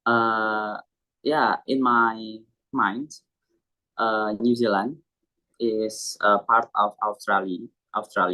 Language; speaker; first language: English; non-native, learner; Indonesian